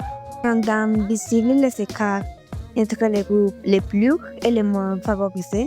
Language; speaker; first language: French; non-native, learner; Spanish